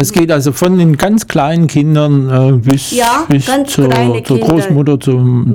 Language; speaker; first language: German; native; German